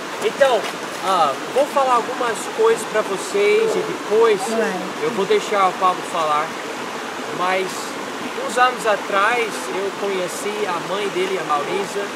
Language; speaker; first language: Portuguese; non-native, fluent; English